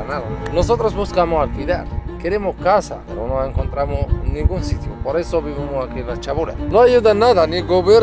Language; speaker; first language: Spanish; non-native, learner; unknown